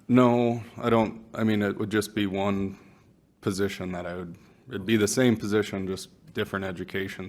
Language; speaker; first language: English; native; English